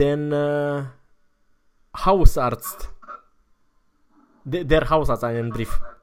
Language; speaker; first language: German; non-native, fluent; Romanian